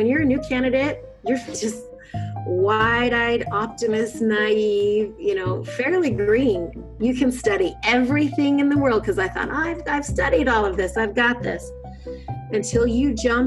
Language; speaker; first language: English; native; English